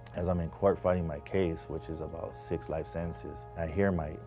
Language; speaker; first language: English; native; English